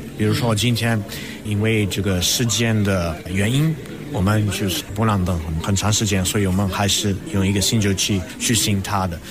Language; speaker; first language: Chinese; non-native, fluent; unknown